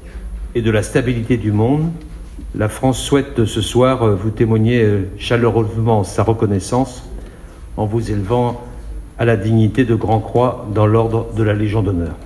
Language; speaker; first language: French; native; French